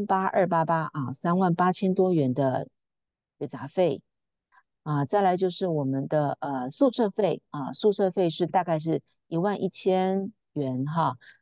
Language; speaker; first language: Chinese; native; Chinese